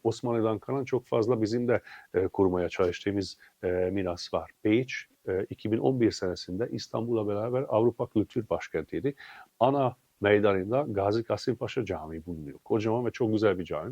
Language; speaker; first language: Turkish; non-native, fluent; Hungarian